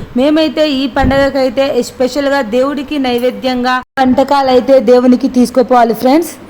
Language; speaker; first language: Telugu; non-native, local second language; Lambadi